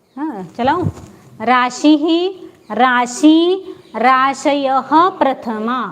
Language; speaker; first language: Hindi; non-native, local second language; Marathi